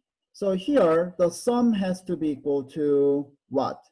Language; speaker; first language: English; non-native, fluent; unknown